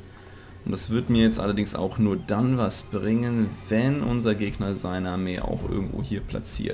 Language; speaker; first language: German; native; German